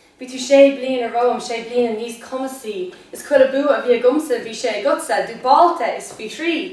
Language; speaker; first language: Irish; non-native, local second language; English